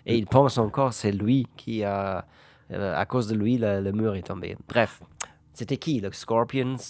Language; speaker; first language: French; non-native, fluent; German